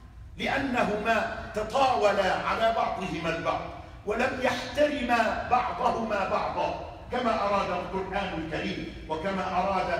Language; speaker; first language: Arabic; native; Arabic